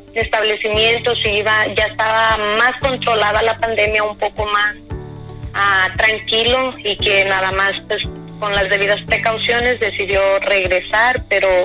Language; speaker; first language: Spanish; native; Spanish